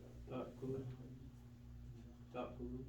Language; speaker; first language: Arabic; non-native, learner; English